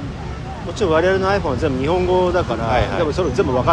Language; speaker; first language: Japanese; native; Japanese